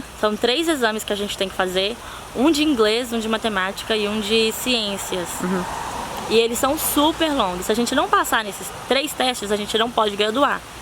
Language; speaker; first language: Portuguese; native; Portuguese